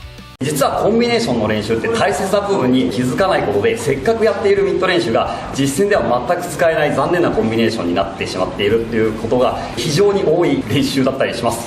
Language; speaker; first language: Japanese; native; Japanese